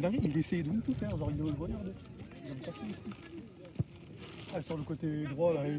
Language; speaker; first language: French; native; French